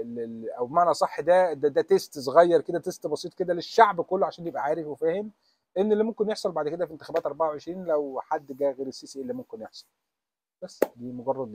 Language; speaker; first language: Arabic; native; Arabic